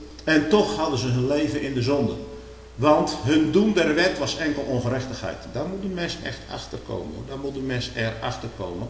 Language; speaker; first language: Dutch; native; Dutch